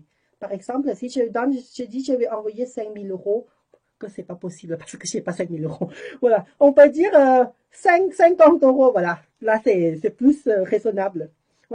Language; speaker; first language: French; non-native, learner; Thai